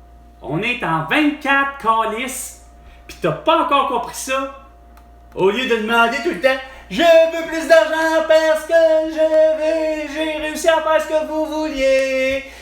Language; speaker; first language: French; native; French